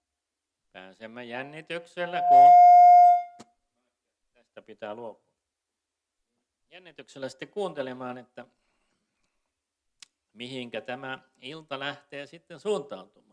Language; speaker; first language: Finnish; native; Finnish